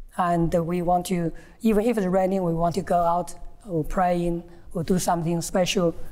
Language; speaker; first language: English; non-native, fluent; Chinese